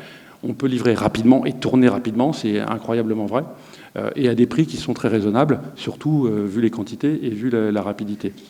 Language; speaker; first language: French; native; French